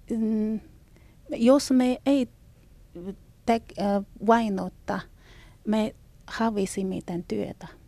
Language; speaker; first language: Finnish; non-native, learner; Chinese